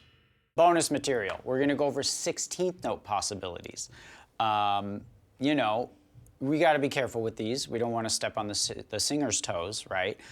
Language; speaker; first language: English; native; English